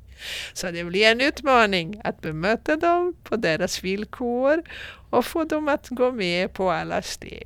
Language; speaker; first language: Swedish; non-native, fluent; Portuguese